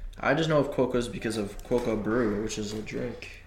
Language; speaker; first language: English; native; English